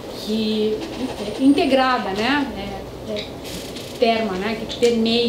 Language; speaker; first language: Portuguese; native; Portuguese